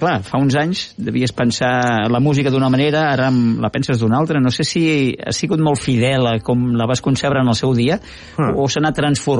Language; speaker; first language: Catalan; native; Catalan